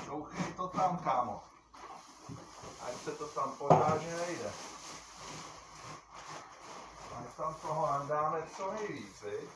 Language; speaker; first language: Czech; native; Czech